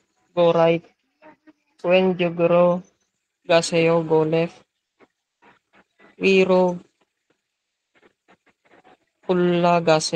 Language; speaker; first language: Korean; non-native, learner; Filipino